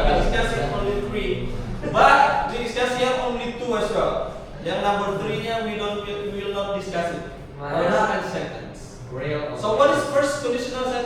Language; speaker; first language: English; non-native, learner; Indonesian